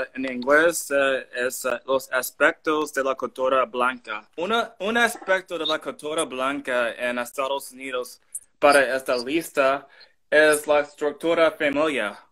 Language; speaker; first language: Spanish; non-native, learner; English